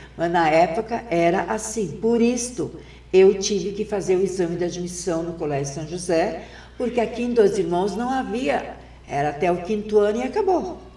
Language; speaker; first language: Portuguese; non-native, local second language; German